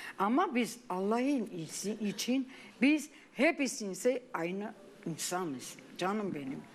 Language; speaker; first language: Turkish; non-native, learner; Armenian